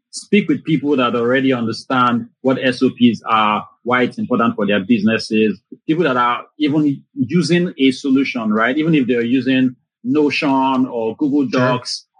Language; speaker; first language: English; non-native, local second language; Yoruba